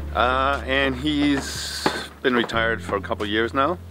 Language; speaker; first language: English; native; English